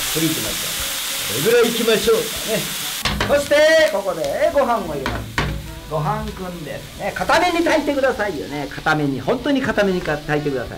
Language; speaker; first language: Japanese; native; Japanese